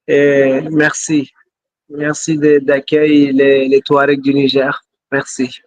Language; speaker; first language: French; non-native, local second language; Tamasheq